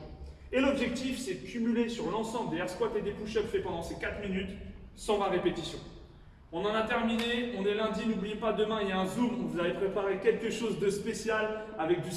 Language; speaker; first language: French; native; French